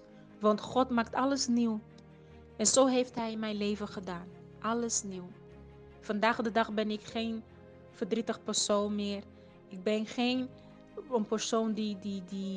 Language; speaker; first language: Dutch; early bilingual, other home language; Portuguese